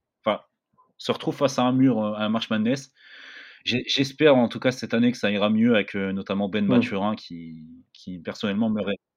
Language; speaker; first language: French; native; French